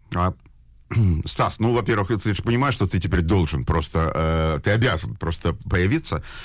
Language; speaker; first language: Russian; native; Russian